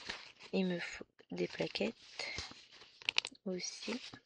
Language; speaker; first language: French; native; French